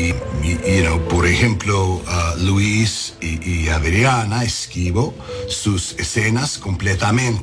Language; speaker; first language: Spanish; non-native, learner; English